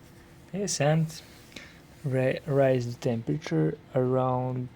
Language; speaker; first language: English; non-native, learner; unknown